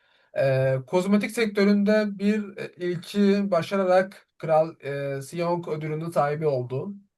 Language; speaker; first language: Turkish; native; Turkish